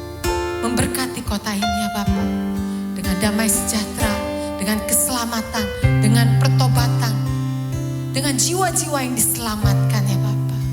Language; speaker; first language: Indonesian; native; Indonesian